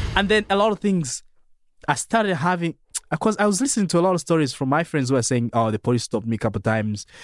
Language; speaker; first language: English; non-native, fluent; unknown